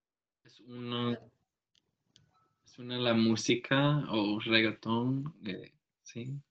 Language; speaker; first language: Spanish; non-native, learner; English